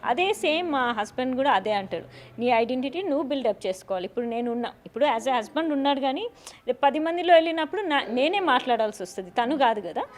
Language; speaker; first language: Telugu; native; Telugu